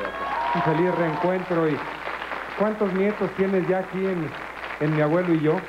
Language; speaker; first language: Spanish; native; Spanish